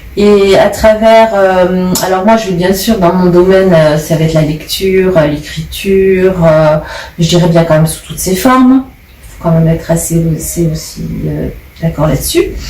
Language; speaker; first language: French; native; French